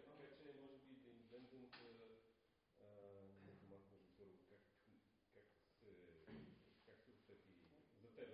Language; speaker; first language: Bulgarian; non-native, fluent; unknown